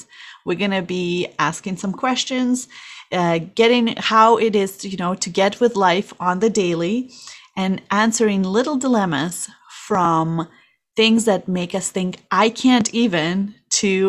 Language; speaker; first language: English; non-native, fluent; Kazakh